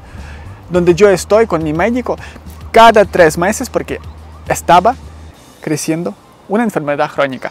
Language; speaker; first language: Spanish; non-native, learner; Ukrainian